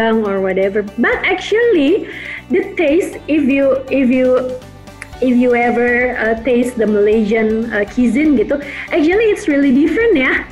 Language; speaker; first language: English; non-native, local second language; Indonesian